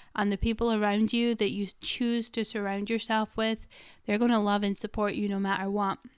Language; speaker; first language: English; native; English